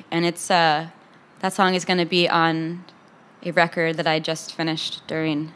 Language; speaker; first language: English; native; English